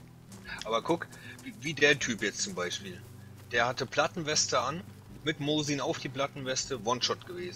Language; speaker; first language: German; native; German